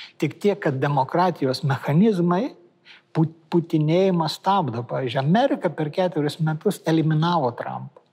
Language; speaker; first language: Lithuanian; native; Lithuanian